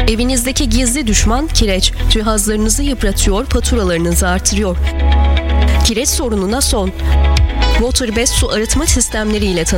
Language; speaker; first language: Turkish; native; Turkish